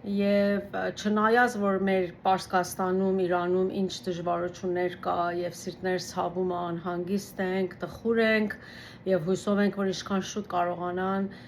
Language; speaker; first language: Armenian; early bilingual, heritage; Armenian